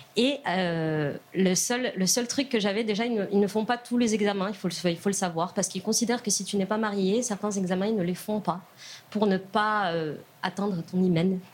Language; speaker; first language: French; non-native, local second language; Arabic